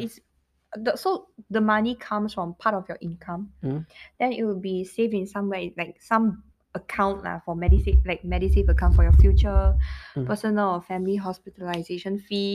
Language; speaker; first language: English; non-native, local second language; Chinese